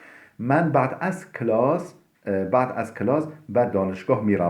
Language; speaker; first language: Persian; non-native, fluent; Turkish